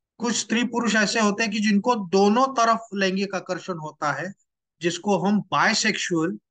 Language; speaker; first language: Hindi; non-native, local second language; Marathi